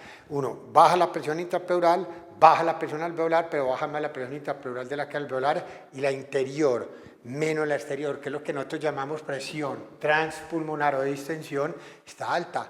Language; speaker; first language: Spanish; native; Spanish